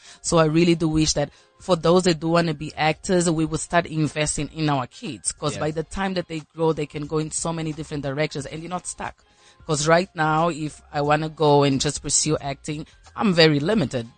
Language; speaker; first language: English; non-native, fluent; Portuguese